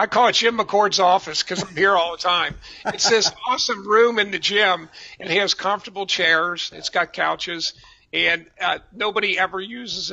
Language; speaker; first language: English; native; English